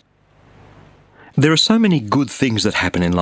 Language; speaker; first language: English; native; English